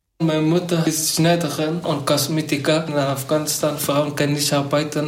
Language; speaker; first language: German; non-native, learner; Persian